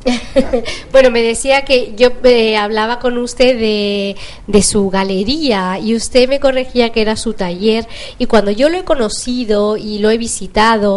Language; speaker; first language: Spanish; native; Spanish